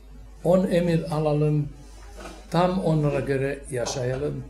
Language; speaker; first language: Turkish; non-native, fluent; Finnish